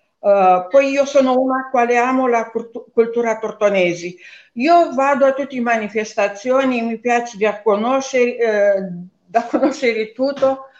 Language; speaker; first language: Italian; non-native, fluent; Romanian